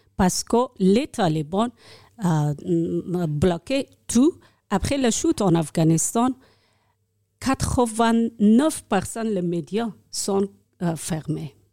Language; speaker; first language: French; non-native, learner; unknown